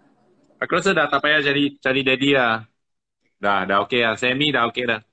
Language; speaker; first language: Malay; non-native, local second language; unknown